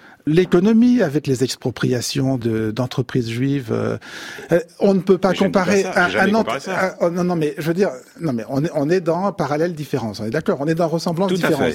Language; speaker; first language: French; native; French